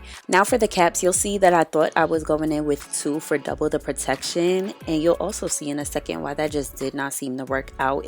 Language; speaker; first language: English; native; English